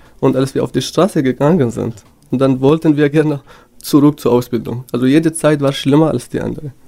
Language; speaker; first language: German; non-native, fluent; Kurdish